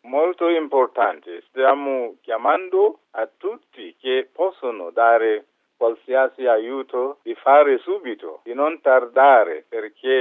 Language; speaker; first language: Italian; non-native, fluent; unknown